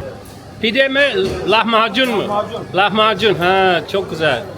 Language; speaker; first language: Turkish; non-native, learner; English